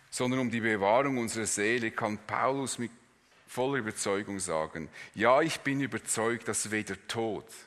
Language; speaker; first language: German; native; German